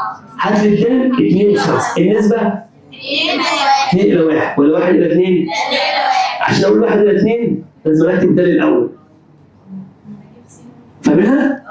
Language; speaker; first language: Arabic; native; Arabic